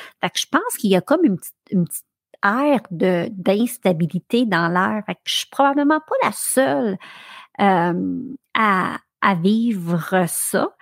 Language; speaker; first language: French; native; French